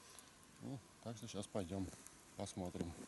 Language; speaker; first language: Russian; native; Russian